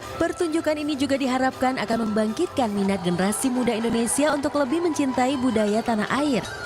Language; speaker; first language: Indonesian; native; Indonesian